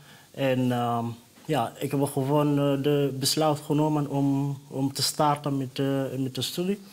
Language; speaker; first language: Dutch; non-native, fluent; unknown